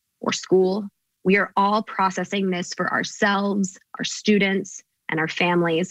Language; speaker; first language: English; native; English